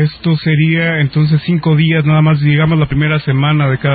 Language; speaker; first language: Spanish; native; Spanish